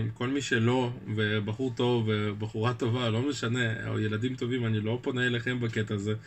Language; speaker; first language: Hebrew; early bilingual, other home language; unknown